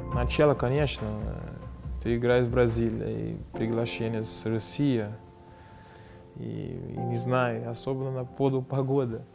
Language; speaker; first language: Russian; non-native, fluent; Portuguese